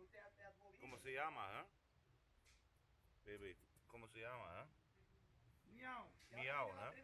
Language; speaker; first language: Spanish; non-native, learner; German